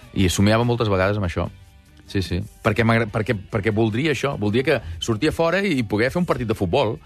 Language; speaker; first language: Catalan; native; Catalan